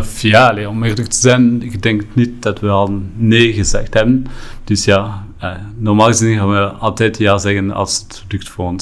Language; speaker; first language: Dutch; non-native, local second language; French